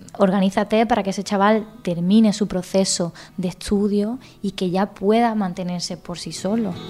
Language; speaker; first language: Spanish; native; Spanish